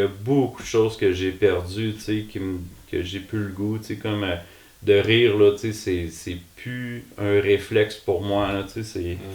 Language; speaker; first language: French; native; French